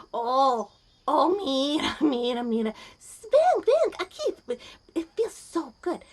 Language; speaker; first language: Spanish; non-native, learner; English